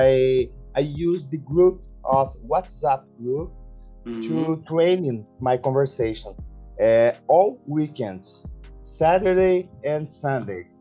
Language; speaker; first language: English; non-native, learner; Portuguese